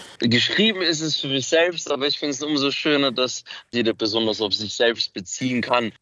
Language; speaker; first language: German; early bilingual, other home language; Macedonian